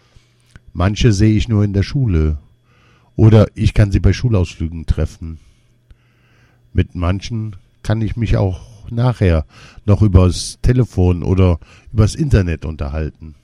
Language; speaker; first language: German; non-native, learner; Kurdish